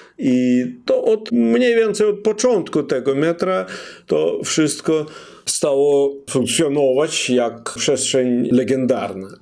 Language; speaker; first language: Polish; non-native, fluent; Russian